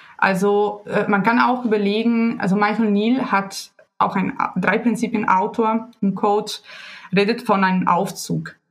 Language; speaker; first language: German; non-native, fluent; Italian